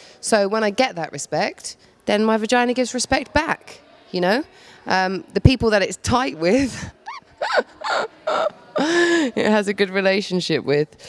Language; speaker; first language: English; native; English